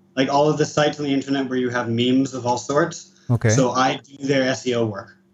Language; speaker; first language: English; native; English